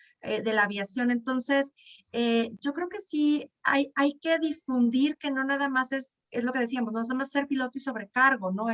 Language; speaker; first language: Spanish; native; Spanish